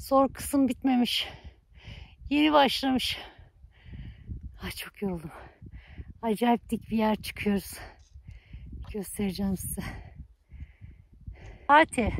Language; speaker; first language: Turkish; native; Turkish